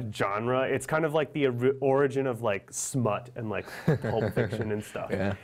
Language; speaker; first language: English; native; English